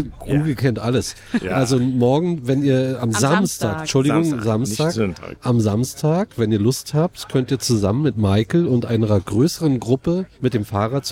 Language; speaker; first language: German; native; German